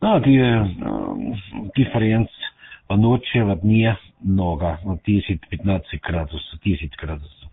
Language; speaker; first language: Russian; non-native, learner; German